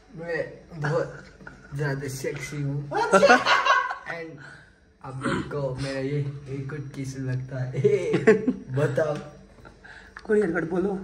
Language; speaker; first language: Hindi; non-native, learner; Nepali